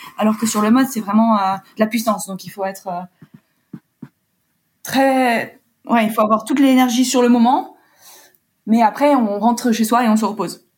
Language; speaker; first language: French; early bilingual, heritage; French